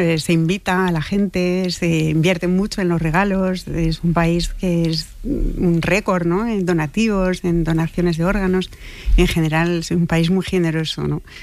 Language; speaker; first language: Spanish; non-native, fluent; French